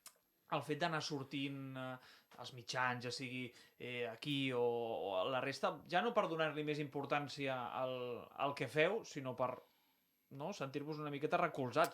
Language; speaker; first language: Catalan; native; Catalan